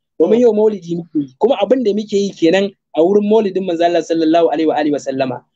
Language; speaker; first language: Hausa; native; Hausa